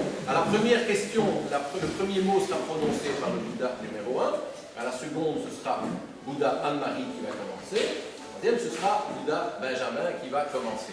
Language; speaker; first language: French; native; French